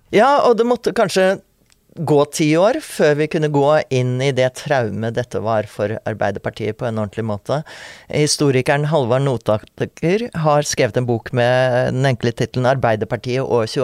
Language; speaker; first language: Norwegian; native; Norwegian